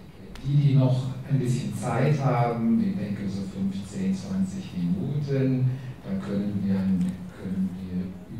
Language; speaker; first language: German; non-native, fluent; Portuguese